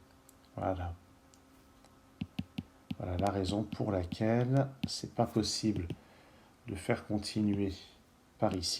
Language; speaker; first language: French; native; French